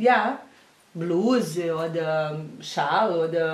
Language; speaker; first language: German; non-native, learner; Portuguese